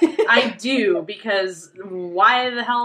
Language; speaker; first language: English; native; English